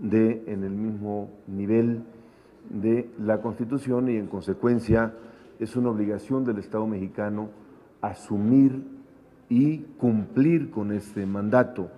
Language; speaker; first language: Spanish; native; Spanish